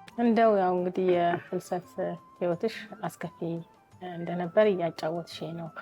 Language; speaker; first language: Amharic; native; Amharic